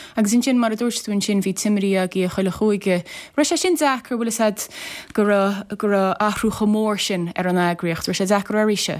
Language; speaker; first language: Irish; native; Irish